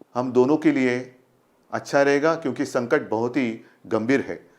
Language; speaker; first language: Hindi; non-native, local second language; Marathi